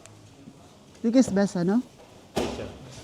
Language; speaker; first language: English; non-native, local second language; Filipino